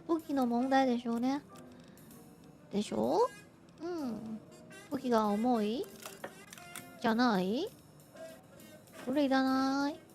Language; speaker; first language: Japanese; non-native, fluent; Chinese